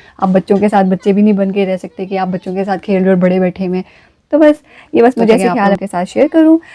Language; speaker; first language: Urdu; native; Urdu